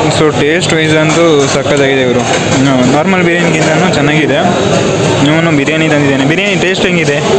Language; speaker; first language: Kannada; native; Kannada